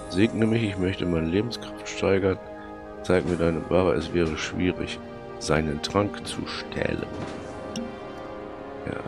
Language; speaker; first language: German; native; German